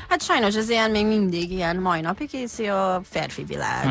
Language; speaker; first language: Hungarian; non-native, learner; Japanese